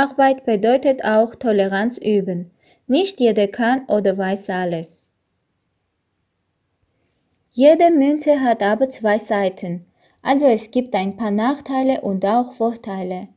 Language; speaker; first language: German; non-native, learner; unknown